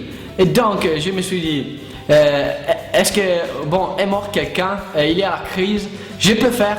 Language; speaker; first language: French; non-native, learner; Italian